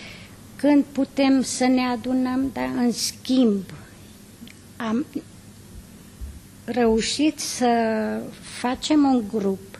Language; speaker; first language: Romanian; non-native, local second language; Hungarian